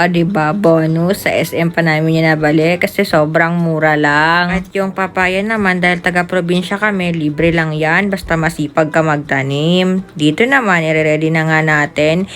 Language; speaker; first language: Filipino; non-native, local second language; Bikol